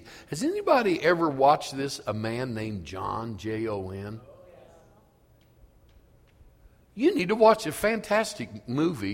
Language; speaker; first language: English; native; English